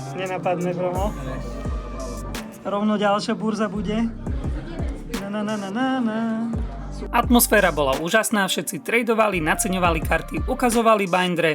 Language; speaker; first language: Slovak; native; Slovak